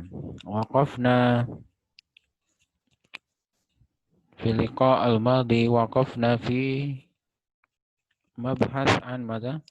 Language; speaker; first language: Arabic; non-native, fluent; Indonesian